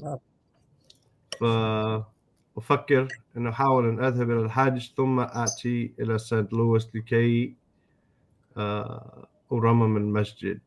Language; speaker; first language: Arabic; non-native, fluent; English